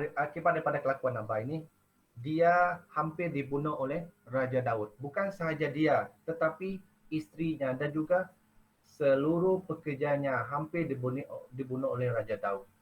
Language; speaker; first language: Malay; non-native, local second language; Iban